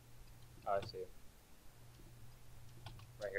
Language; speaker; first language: English; native; English